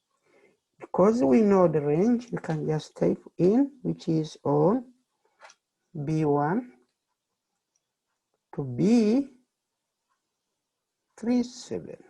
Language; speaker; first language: English; non-native, fluent; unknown